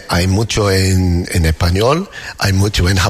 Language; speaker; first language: Spanish; non-native, learner; English